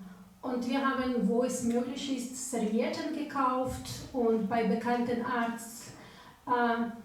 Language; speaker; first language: German; non-native, fluent; Ukrainian